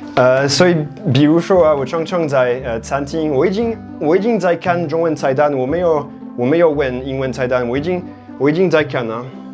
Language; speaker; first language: Chinese; non-native, fluent; French